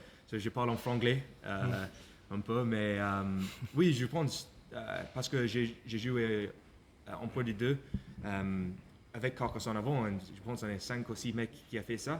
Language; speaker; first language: French; non-native, learner; English